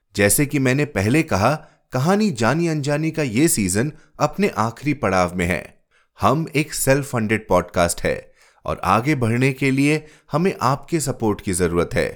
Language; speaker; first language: Hindi; native; Hindi